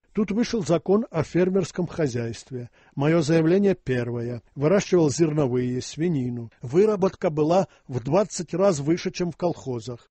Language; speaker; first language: Russian; non-native, local second language; Ukrainian